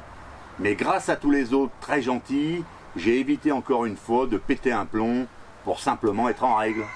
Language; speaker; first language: French; native; French